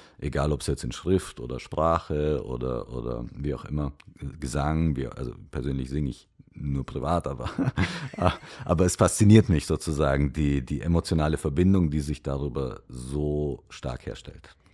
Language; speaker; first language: German; early bilingual, other home language; Romanian